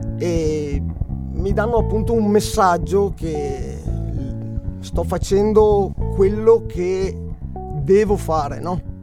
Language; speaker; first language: Italian; native; Italian